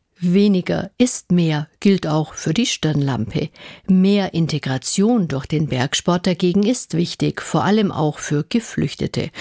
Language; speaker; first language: German; native; German